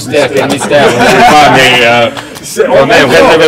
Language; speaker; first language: French; non-native, learner; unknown